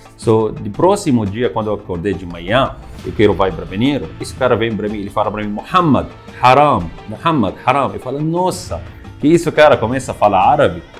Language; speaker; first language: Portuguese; non-native, learner; Arabic